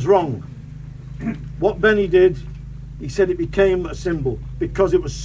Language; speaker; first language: English; native; English